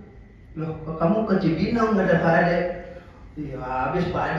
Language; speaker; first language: Indonesian; native; Indonesian